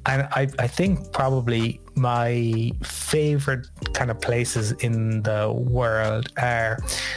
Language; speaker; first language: English; native; English